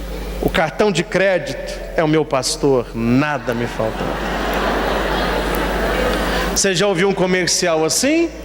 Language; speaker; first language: Portuguese; native; Portuguese